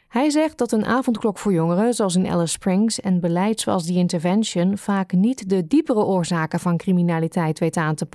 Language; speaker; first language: Dutch; native; Dutch